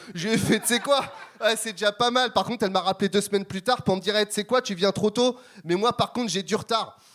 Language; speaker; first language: French; native; French